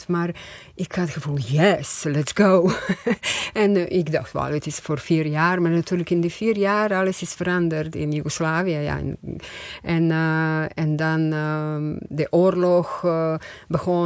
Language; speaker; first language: Dutch; non-native, fluent; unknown